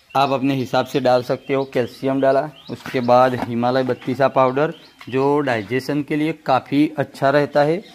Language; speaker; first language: Hindi; non-native, local second language; Gujarati